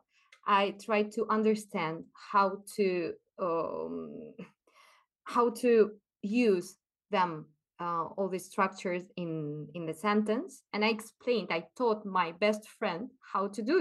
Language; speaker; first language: English; non-native, fluent; Russian